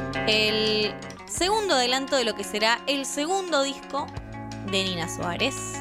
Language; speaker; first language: Spanish; native; Spanish